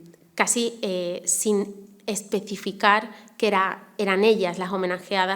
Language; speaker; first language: Spanish; native; Spanish